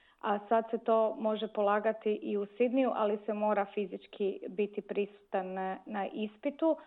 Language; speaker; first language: Croatian; native; Croatian